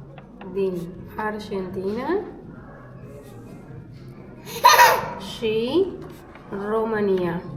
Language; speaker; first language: Romanian; non-native, learner; Spanish